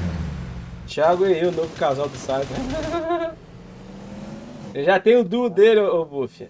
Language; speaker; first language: Portuguese; native; Portuguese